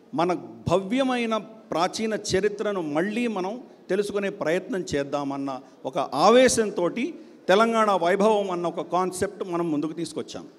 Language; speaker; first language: Telugu; native; Telugu